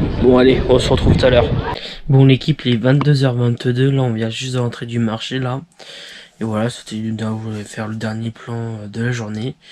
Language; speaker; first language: French; native; French